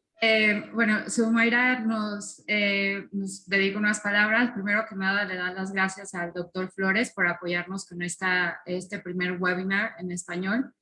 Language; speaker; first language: Spanish; native; Spanish